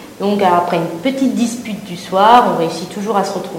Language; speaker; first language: French; native; French